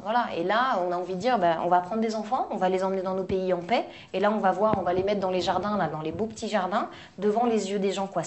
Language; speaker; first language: French; native; French